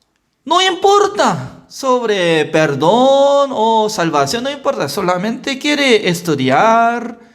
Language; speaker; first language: Spanish; non-native, learner; Korean